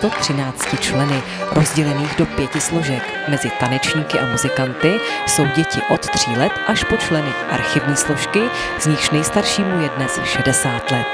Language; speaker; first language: Czech; native; Czech